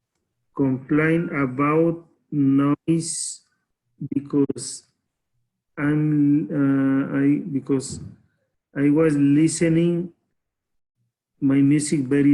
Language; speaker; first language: English; non-native, learner; Spanish